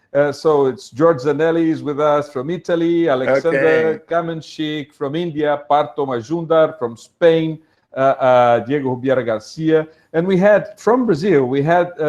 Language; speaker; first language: English; non-native, fluent; Portuguese